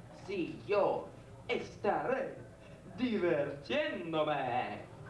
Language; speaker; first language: Spanish; non-native, learner; English